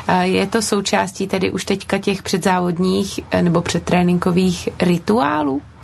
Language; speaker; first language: Czech; native; Czech